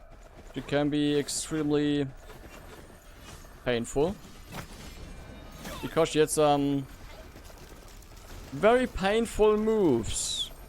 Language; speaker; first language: English; non-native, fluent; German